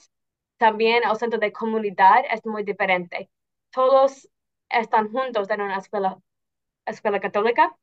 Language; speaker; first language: Spanish; non-native, fluent; English